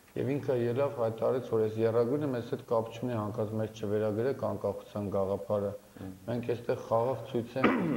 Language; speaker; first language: Armenian; native; Armenian